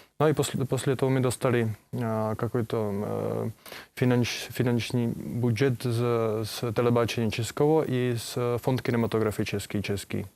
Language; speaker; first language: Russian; non-native, learner; Czech